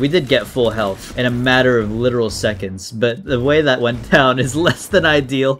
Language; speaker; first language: English; native; English